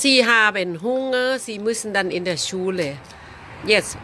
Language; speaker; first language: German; non-native, learner; Thai